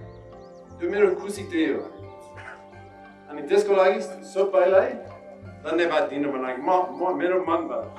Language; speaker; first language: Nepali; non-native, learner; English